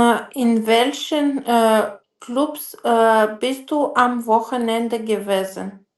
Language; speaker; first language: German; non-native, learner; Macedonian